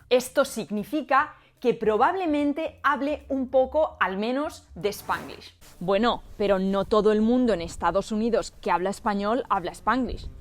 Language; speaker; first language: Spanish; native; Spanish